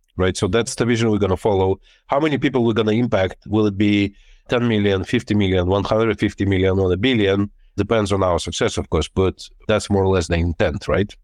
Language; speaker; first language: English; non-native, fluent; Lithuanian